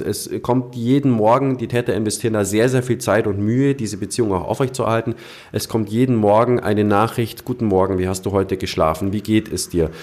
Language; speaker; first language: German; native; German